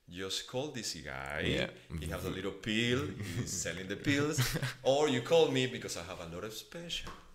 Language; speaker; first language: English; non-native, fluent; Spanish